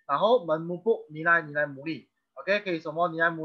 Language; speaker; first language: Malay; non-native, local second language; Chinese